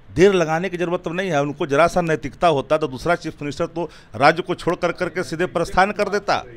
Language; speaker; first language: Hindi; native; Hindi